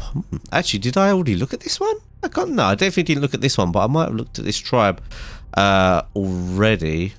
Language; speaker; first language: English; native; English